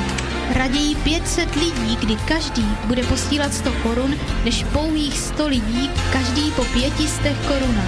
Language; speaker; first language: Czech; native; Czech